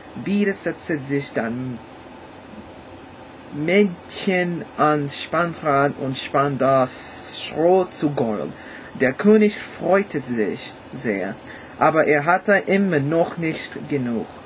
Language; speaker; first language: German; non-native, learner; English